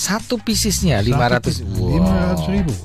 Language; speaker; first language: Indonesian; native; Indonesian